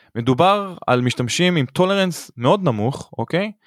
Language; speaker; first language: Hebrew; native; Hebrew